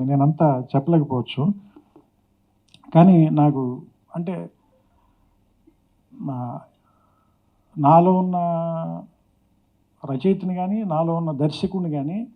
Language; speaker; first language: Telugu; native; Telugu